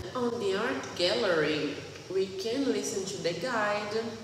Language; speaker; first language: English; non-native, fluent; Portuguese